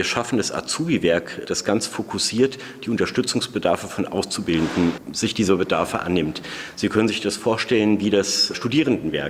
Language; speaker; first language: German; native; German